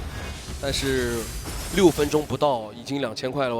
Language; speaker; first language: Chinese; native; Chinese